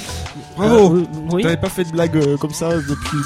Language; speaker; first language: French; native; French